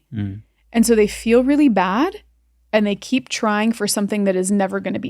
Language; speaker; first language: English; native; English